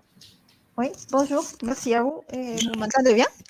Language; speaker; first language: French; non-native, fluent; Spanish